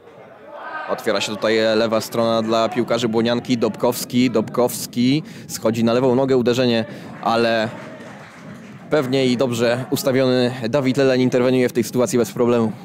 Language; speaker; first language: Polish; native; Polish